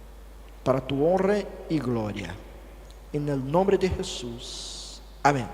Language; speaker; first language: Spanish; non-native, fluent; Portuguese